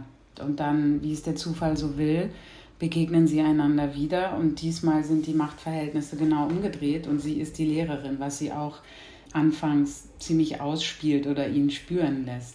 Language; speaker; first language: German; native; German